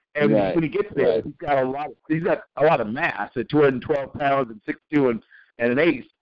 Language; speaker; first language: English; native; English